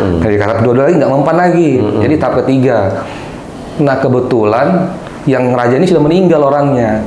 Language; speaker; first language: Indonesian; native; Indonesian